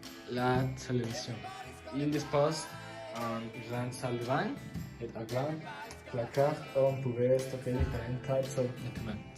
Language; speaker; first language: French; non-native, learner; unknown